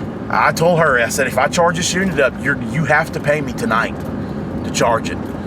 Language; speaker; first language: English; native; English